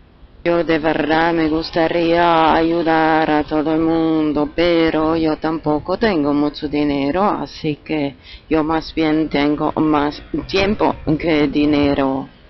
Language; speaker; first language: Spanish; non-native, fluent; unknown